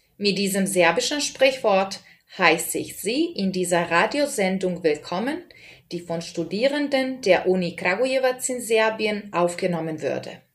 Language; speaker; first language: German; non-native, fluent; Serbian